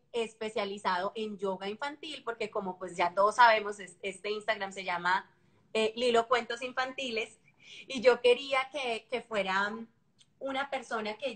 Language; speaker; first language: Spanish; native; Spanish